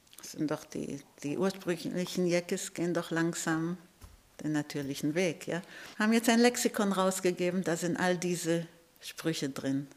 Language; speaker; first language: German; early bilingual, heritage; Hebrew